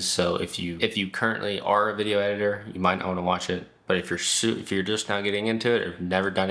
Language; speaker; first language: English; native; English